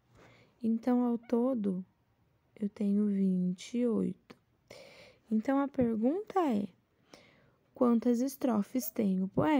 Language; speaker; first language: Portuguese; native; Portuguese